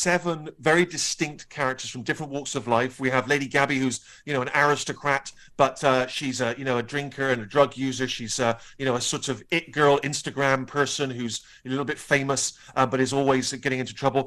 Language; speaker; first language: English; native; English